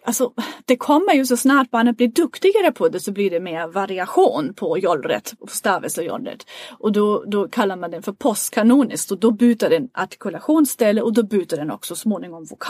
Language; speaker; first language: Swedish; non-native, fluent; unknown